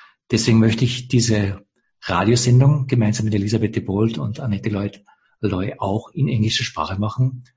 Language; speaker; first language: German; native; German